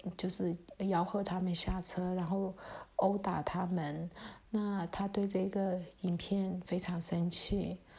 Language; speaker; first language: Chinese; early bilingual, heritage; Chinese